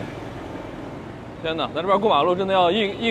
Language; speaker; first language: Chinese; native; Chinese